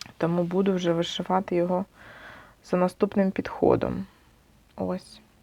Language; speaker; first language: Ukrainian; non-native, local second language; Russian